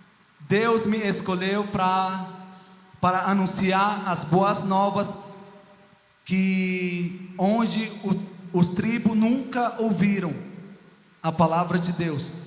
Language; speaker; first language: Portuguese; non-native, local second language; Ticuna